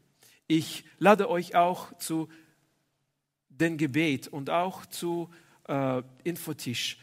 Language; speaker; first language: German; non-native, fluent; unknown